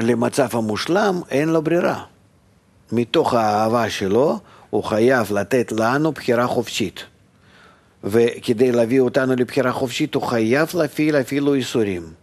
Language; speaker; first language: Hebrew; non-native, fluent; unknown